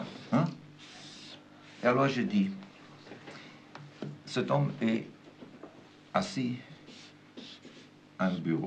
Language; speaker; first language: French; non-native, fluent; German